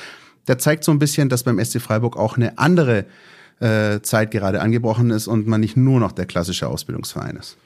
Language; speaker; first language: German; native; German